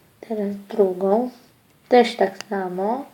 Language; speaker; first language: Polish; early bilingual, other home language; Ukrainian